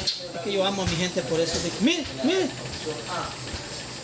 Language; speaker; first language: Spanish; native; Spanish